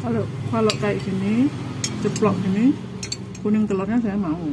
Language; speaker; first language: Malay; non-native, local second language; Javanese